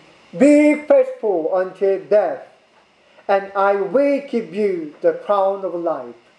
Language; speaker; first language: English; non-native, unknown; Korean